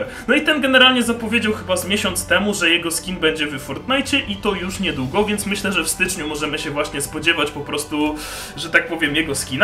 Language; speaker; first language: Polish; native; Polish